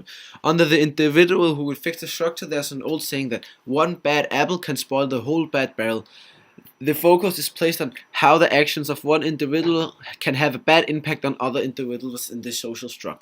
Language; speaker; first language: English; non-native, fluent; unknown